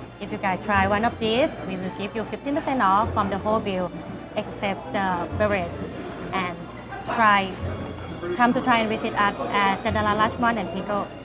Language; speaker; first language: English; non-native, learner; Thai